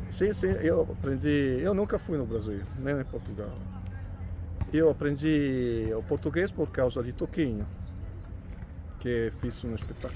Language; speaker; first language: Portuguese; non-native, fluent; Italian